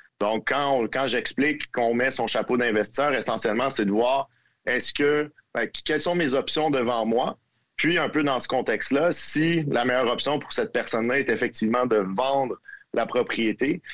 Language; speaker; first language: French; native; French